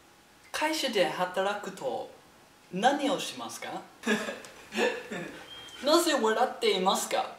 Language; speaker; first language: Japanese; non-native, learner; English